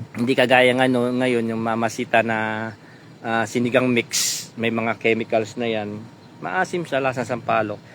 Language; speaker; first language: Filipino; non-native, local second language; Pampanga